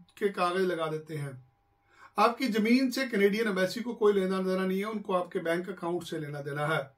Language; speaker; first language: Hindi; non-native, local second language; Punjabi